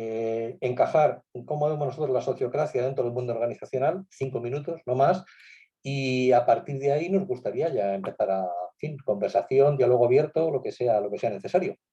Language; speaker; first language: Spanish; native; Spanish